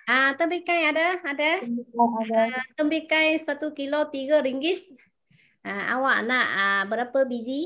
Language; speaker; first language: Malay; non-native, fluent; Vietnamese